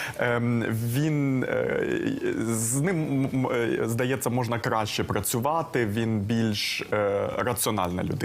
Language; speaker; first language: Ukrainian; non-native, local second language; Russian